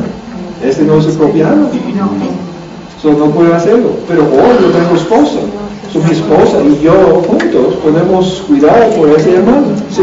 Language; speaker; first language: Spanish; non-native, learner; English